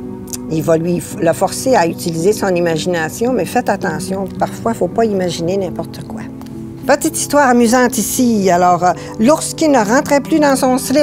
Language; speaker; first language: French; native; French